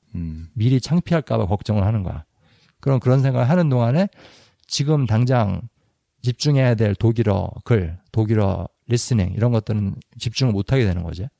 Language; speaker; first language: Korean; native; Korean